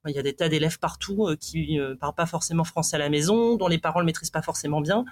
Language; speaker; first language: French; native; French